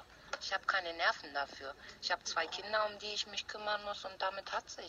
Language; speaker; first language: German; native; German